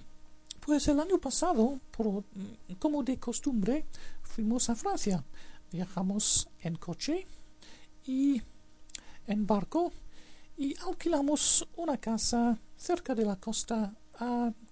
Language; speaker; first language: Spanish; non-native, learner; English